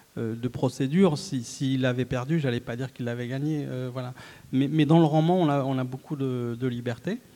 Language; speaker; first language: French; early bilingual, other home language; Arabic